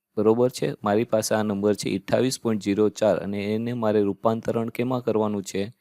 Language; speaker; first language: Gujarati; native; Gujarati